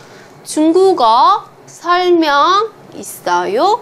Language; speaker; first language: Korean; non-native, fluent; Chinese